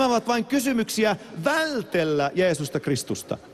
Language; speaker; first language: Finnish; native; Finnish